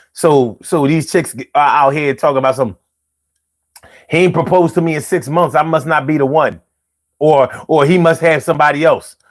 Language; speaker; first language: English; native; English